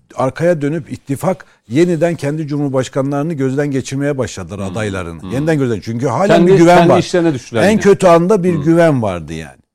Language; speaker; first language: Turkish; native; Turkish